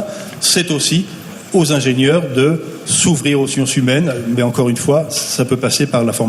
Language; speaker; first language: French; native; French